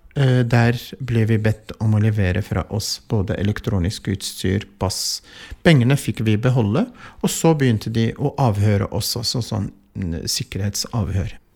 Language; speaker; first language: Norwegian; non-native, fluent; Arabic